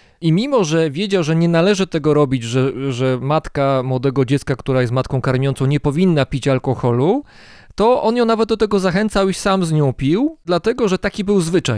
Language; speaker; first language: Polish; native; Polish